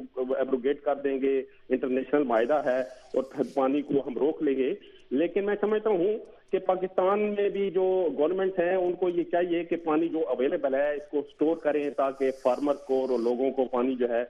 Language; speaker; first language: Urdu; native; Urdu